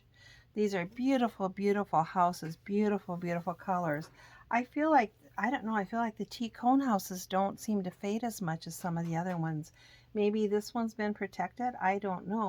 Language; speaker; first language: English; native; English